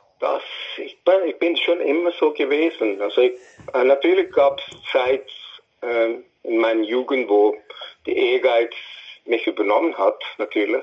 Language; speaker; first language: German; non-native, fluent; English